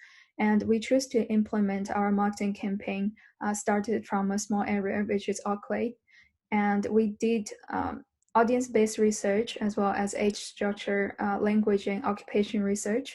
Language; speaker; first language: English; non-native, learner; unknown